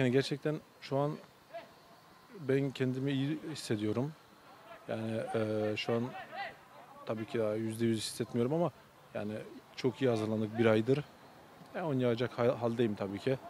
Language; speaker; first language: Turkish; early bilingual, other home language; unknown